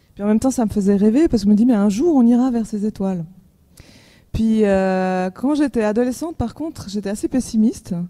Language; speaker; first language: French; native; French